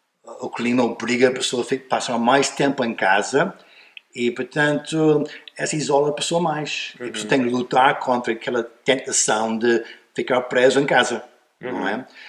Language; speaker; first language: Portuguese; non-native, fluent; English